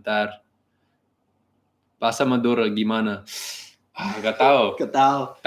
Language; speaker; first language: Indonesian; non-native, learner; English